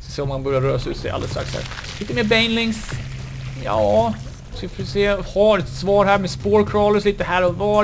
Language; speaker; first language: Swedish; native; Swedish